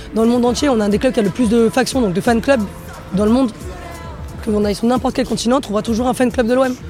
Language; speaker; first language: French; native; French